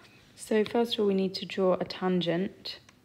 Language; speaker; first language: English; native; English